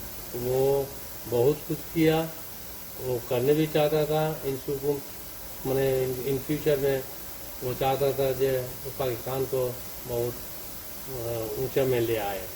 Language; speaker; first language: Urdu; non-native, learner; Bangla